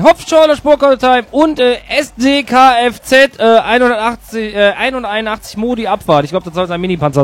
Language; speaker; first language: German; native; German